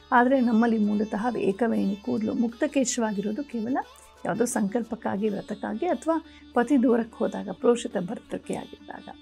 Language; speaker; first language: Kannada; native; Kannada